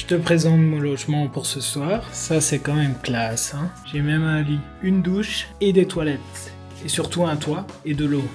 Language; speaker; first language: French; native; French